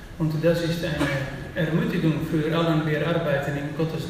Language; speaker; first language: German; non-native, fluent; Dutch